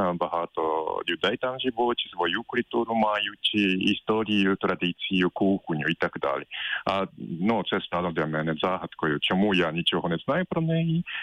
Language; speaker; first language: Ukrainian; non-native, fluent; Japanese